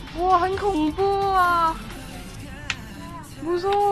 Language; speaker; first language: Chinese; non-native, learner; Korean